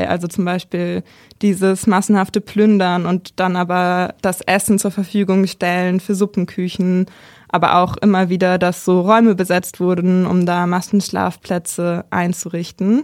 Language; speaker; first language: German; native; German